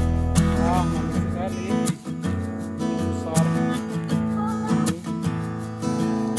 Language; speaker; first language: Indonesian; non-native, local second language; Batak Toba